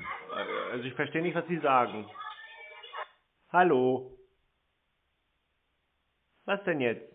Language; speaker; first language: German; native; German